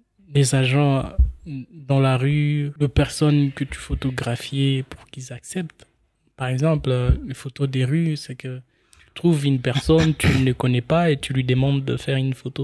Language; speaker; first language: French; non-native, local second language; Swahili